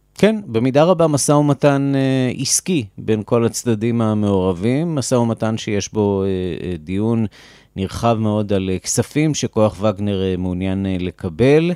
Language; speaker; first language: Hebrew; native; Hebrew